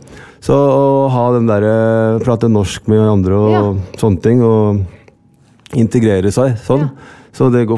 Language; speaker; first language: Norwegian; non-native, fluent; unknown